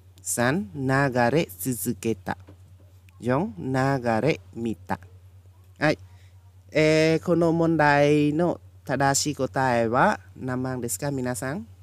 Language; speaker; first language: Japanese; non-native, fluent; Khmer